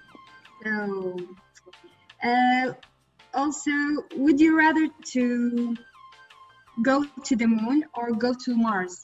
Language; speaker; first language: English; non-native, learner; Arabic